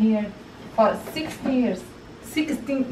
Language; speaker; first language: English; non-native, learner; Portuguese